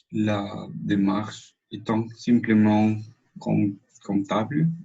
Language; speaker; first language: French; non-native, learner; Spanish